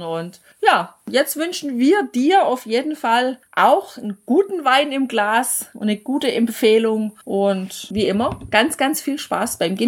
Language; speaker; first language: German; native; German